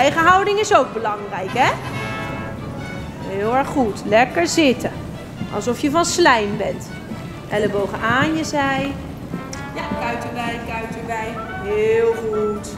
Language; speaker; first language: Dutch; native; Dutch